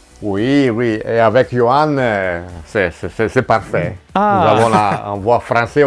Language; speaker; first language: French; non-native, fluent; Italian